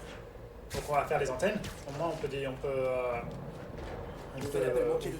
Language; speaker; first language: French; native; French